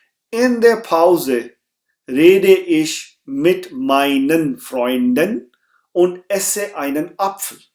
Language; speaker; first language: German; non-native, fluent; Urdu